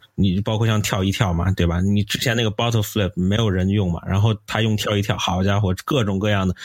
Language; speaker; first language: Chinese; native; Chinese